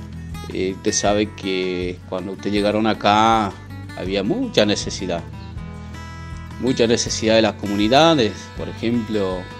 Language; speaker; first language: Spanish; non-native, local second language; Guarani